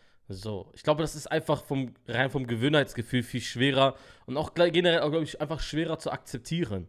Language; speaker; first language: German; native; German